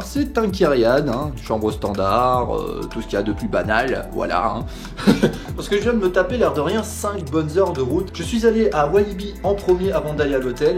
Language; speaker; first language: French; native; French